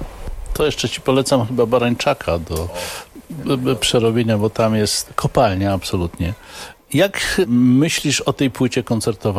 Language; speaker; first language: Polish; native; Polish